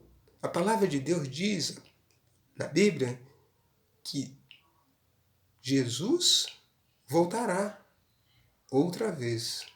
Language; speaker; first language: Portuguese; native; Portuguese